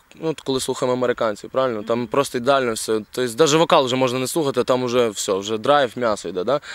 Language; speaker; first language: Ukrainian; native; Ukrainian